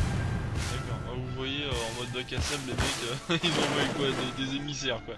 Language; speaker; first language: French; native; French